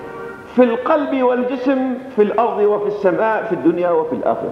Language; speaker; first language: Arabic; native; Arabic